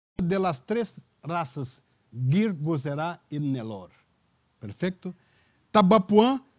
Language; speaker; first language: Spanish; non-native, learner; Portuguese